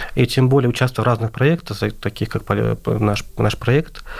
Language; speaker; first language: Russian; non-native, local second language; Azerbaijani